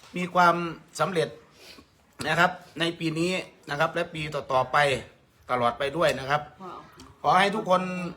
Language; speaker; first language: Thai; native; Thai